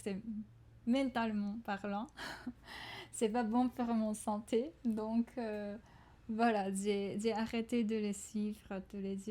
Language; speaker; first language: French; non-native, fluent; Japanese